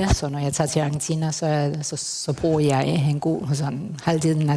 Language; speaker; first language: Danish; non-native, fluent; Spanish